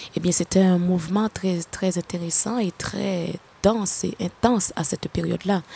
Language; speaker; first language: French; non-native, local second language; Haitian Creole